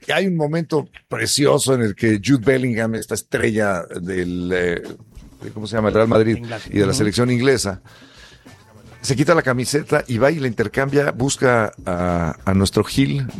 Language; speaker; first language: Spanish; native; Spanish